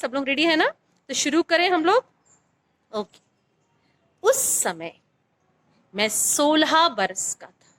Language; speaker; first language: Hindi; non-native, fluent; Malayalam